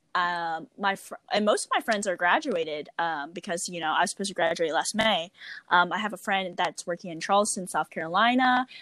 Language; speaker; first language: English; native; English